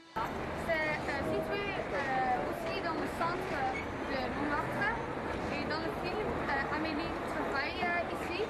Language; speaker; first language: French; non-native, learner; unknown